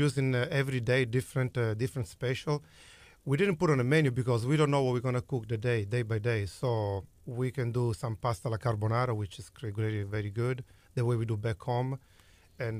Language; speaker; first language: English; non-native, fluent; Italian